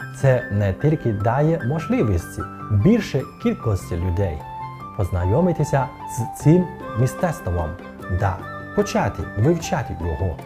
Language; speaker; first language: Ukrainian; non-native, fluent; Chinese